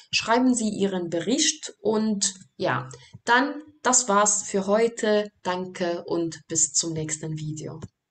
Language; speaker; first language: German; non-native, fluent; Arabic